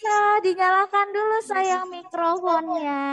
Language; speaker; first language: Indonesian; native; Indonesian